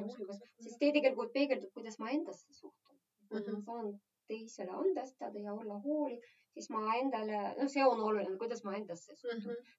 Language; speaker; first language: Estonian; non-native, local second language; Russian